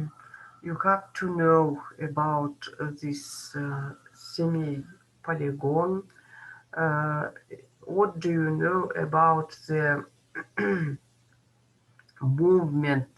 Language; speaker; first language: English; non-native, learner; Kazakh